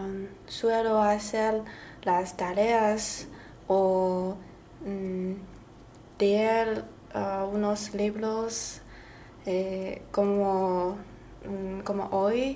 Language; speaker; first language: Spanish; non-native, learner; Chinese